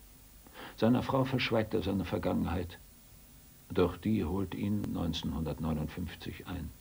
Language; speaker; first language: German; native; German